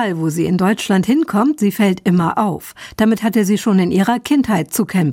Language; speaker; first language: German; native; German